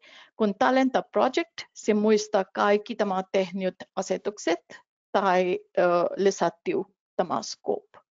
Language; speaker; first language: Finnish; non-native, fluent; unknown